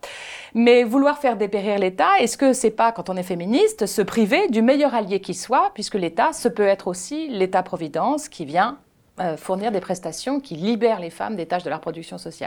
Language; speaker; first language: French; native; French